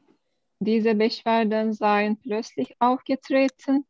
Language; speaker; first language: German; non-native, learner; Turkish